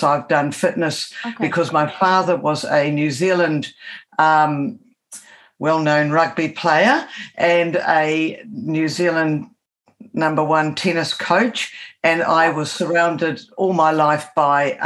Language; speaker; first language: English; native; English